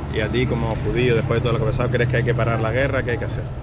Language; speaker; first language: Spanish; native; Spanish